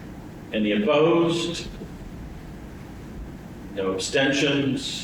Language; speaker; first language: English; native; English